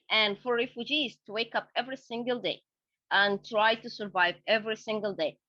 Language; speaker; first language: English; non-native, fluent; Arabic